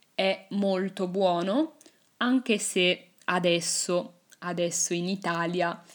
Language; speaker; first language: Italian; native; Italian